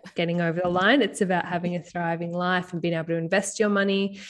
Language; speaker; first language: English; native; English